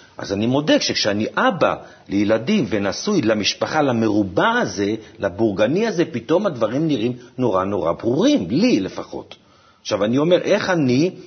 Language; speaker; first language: Hebrew; native; Hebrew